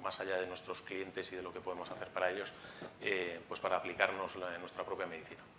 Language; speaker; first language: Spanish; native; Spanish